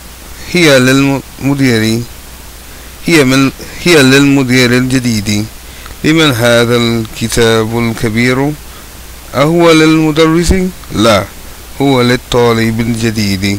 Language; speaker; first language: Arabic; non-native, fluent; English